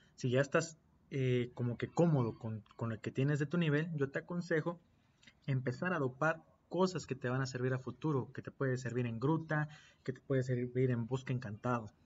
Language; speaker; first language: Spanish; native; Spanish